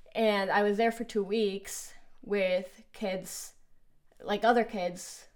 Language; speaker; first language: English; early bilingual, other home language; Spanish